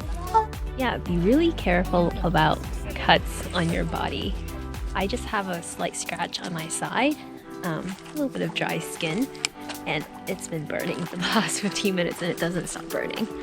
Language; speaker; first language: English; native; English